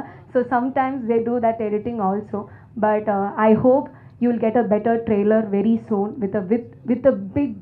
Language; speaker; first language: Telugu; non-native, learner; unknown